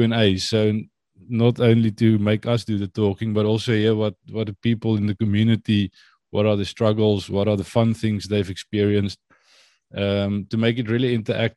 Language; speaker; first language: English; non-native, local second language; Afrikaans